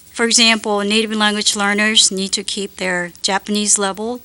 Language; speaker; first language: English; non-native, fluent; Japanese